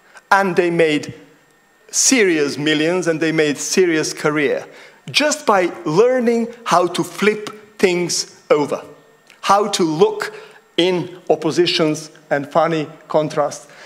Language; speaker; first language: English; non-native, fluent; Macedonian